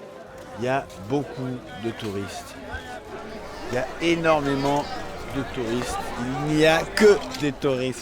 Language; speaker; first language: French; native; French